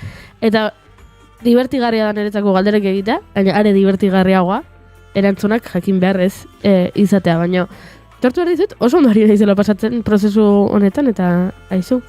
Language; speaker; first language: Basque; native; Basque